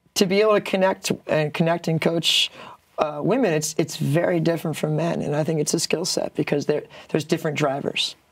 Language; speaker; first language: English; native; English